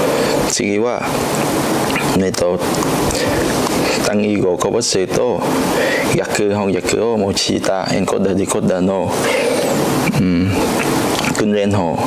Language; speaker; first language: Japanese; non-native, learner; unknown